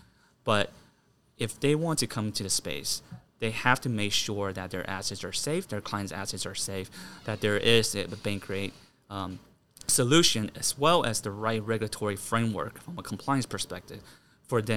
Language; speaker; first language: English; native; English